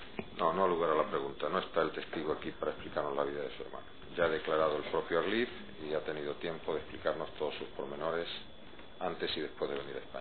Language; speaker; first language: Spanish; native; Spanish